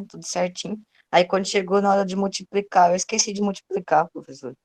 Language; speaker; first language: Portuguese; native; Portuguese